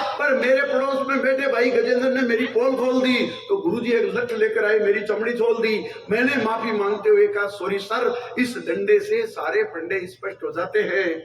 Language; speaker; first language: Hindi; native; Hindi